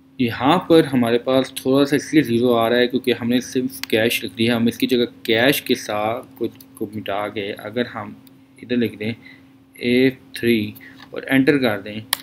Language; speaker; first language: Urdu; native; Urdu